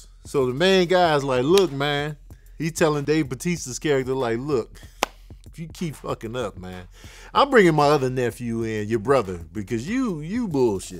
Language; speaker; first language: English; native; English